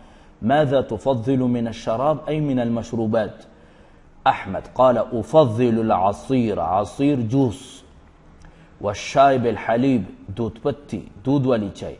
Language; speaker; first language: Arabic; non-native, fluent; Urdu